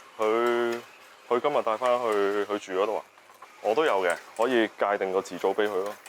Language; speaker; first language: Cantonese; native; Cantonese